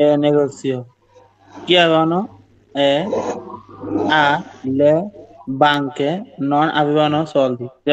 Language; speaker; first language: Italian; non-native, learner; Bangla